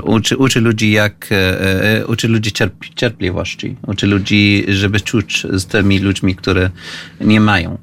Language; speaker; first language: Polish; non-native, fluent; Arabic